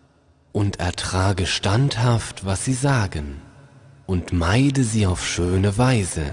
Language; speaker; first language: German; native; German